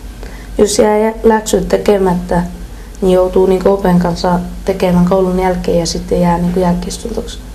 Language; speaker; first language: Finnish; early bilingual, other home language; Persian